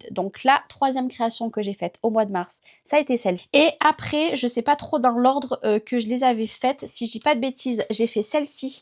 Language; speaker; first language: French; native; French